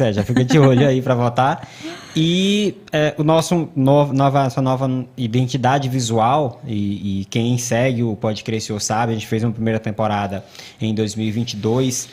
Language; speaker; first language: Portuguese; native; Portuguese